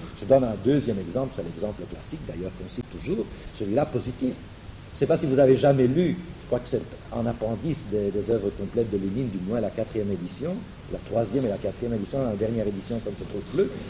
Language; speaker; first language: French; non-native, fluent; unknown